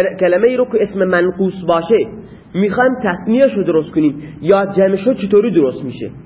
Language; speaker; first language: Persian; non-native, local second language; Baluchi